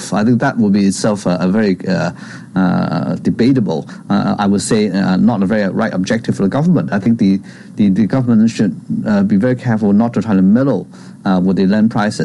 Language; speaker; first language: English; non-native, local second language; Cantonese